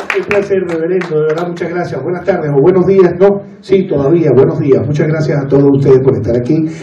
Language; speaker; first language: Spanish; native; Spanish